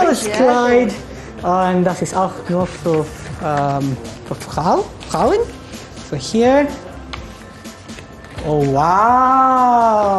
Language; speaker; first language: German; non-native, learner; Malay